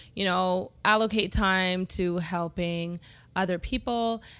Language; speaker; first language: English; native; English